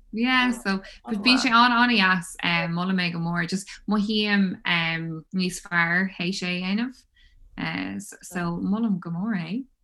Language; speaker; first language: Irish; non-native, local second language; English